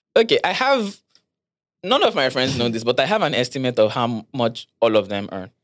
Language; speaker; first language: English; non-native, local second language; Yoruba